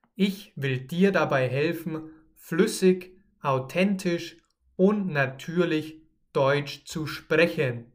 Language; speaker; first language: German; native; German